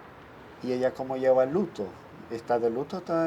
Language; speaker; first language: Spanish; non-native, fluent; Dutch